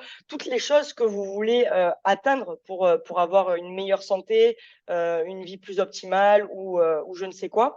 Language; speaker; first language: French; native; French